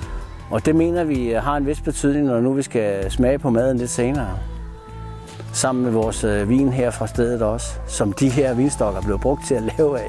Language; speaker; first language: Danish; native; Danish